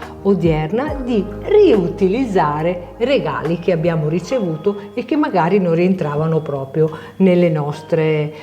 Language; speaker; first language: Italian; native; Italian